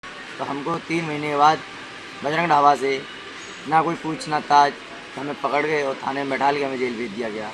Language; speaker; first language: Hindi; native; Hindi